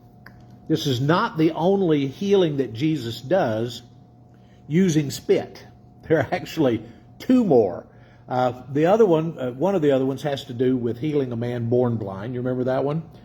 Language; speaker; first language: English; native; English